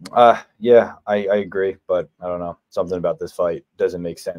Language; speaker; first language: English; native; English